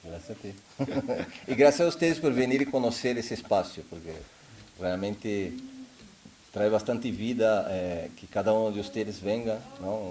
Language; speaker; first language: Spanish; non-native, fluent; Portuguese